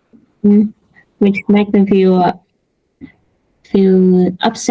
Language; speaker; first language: English; non-native, learner; Vietnamese